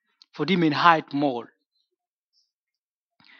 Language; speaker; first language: Danish; non-native, fluent; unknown